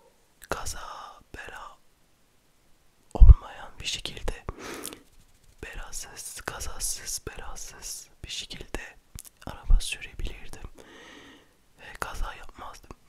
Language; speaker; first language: Turkish; early bilingual, heritage; French